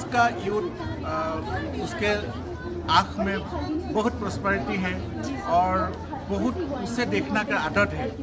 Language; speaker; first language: Hindi; non-native, local second language; Assamese